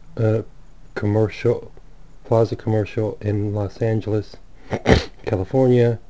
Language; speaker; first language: English; native; English